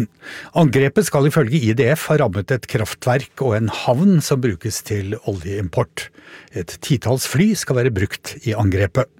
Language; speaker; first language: Norwegian; native; Norwegian